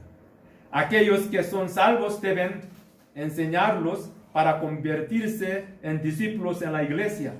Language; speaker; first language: Spanish; non-native, learner; Korean